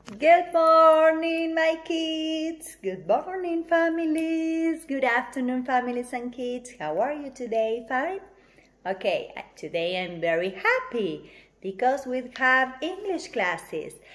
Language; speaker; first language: English; non-native, fluent; Spanish